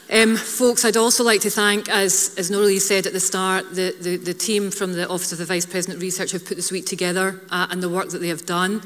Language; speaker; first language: English; native; English